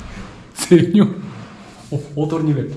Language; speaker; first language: Spanish; non-native, learner; Japanese